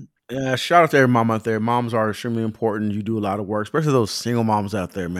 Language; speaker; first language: English; native; English